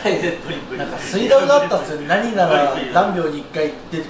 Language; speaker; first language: Japanese; native; Japanese